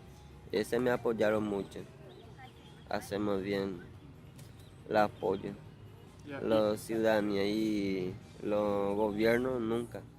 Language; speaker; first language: Spanish; non-native, local second language; Guarani